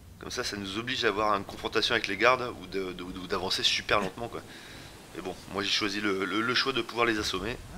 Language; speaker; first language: French; native; French